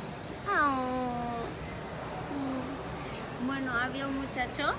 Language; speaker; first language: Spanish; native; Spanish